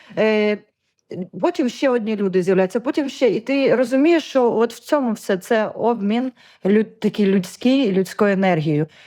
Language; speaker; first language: Ukrainian; non-native, local second language; Russian